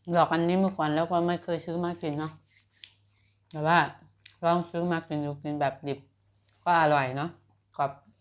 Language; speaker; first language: Thai; native; Thai